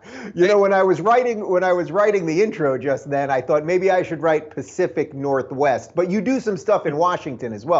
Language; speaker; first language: English; native; English